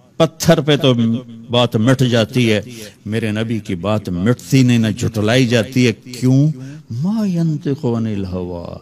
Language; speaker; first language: Urdu; non-native, local second language; Punjabi